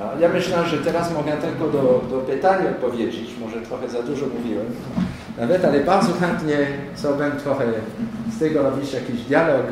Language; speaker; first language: Polish; non-native, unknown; French